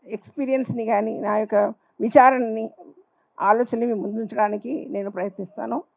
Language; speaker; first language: Telugu; non-native, local second language; Urdu